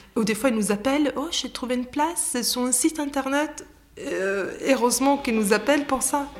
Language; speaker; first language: French; non-native, fluent; Italian